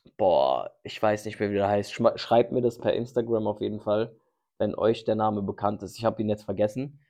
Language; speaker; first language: German; early bilingual, other home language; Turkish